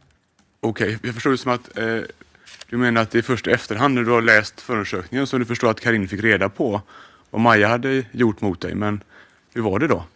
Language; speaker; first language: Swedish; native; Swedish